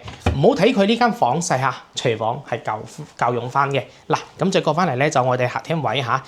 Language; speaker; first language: Cantonese; native; Cantonese